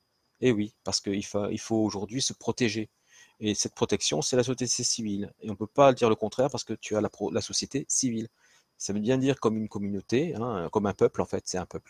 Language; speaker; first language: French; native; French